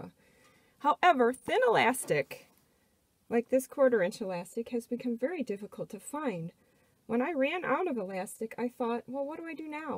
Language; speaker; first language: English; native; English